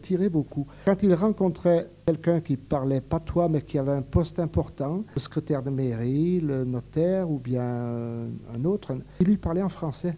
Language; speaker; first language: French; native; French